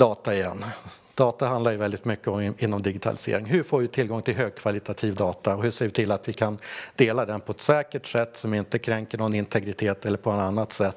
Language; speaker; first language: Swedish; native; Swedish